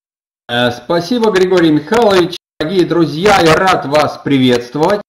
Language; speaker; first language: Russian; native; Russian